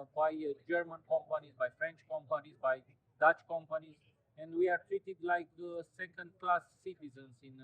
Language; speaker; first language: English; non-native, fluent; Romanian